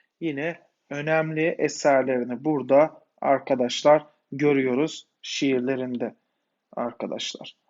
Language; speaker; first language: Turkish; native; Turkish